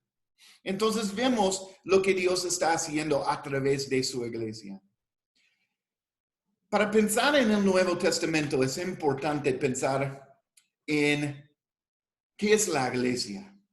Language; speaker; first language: Spanish; non-native, fluent; English